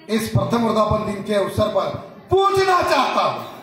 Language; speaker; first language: Hindi; non-native, local second language; Marathi